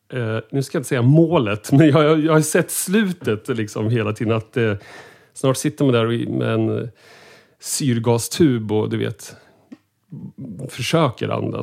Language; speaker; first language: Swedish; native; Swedish